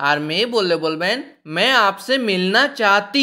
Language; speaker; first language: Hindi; non-native, fluent; Bangla